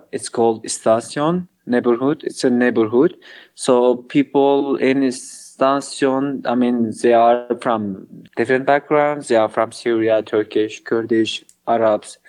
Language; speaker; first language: English; non-native, learner; Arabic